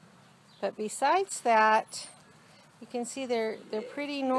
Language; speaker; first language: English; native; English